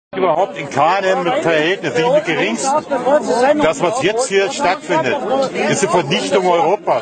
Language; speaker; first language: German; native; German